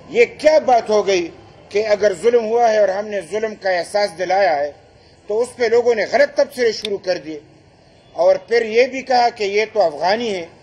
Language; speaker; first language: Urdu; non-native, local second language; Pashto